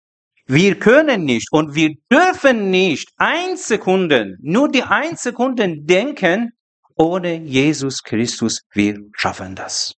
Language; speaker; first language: German; non-native, learner; Persian